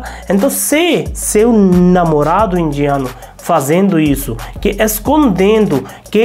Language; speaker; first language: Portuguese; non-native, learner; Hindi